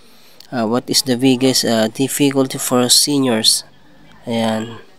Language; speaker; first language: English; non-native, local second language; Filipino